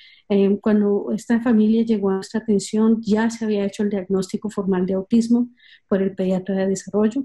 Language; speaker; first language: Spanish; native; Spanish